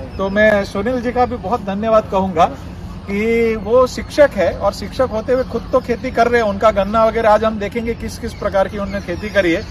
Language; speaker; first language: Hindi; non-native, local second language; Gujarati